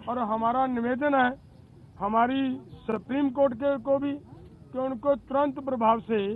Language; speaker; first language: Hindi; non-native, local second language; Punjabi